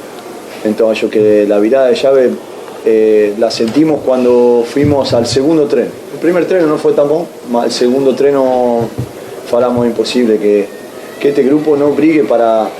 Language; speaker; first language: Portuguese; non-native, learner; Spanish